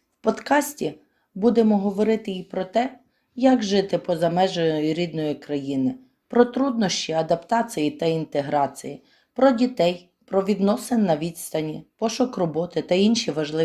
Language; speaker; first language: Ukrainian; native; Ukrainian